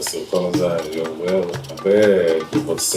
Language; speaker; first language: Hebrew; native; Hebrew